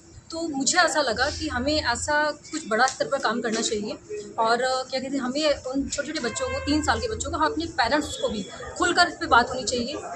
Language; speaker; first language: Hindi; native; Hindi